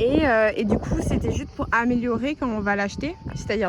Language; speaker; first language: French; native; French